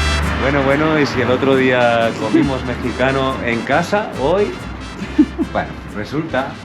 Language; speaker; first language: Spanish; native; Spanish